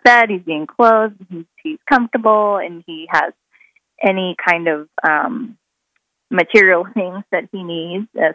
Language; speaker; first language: English; non-native, local second language; Filipino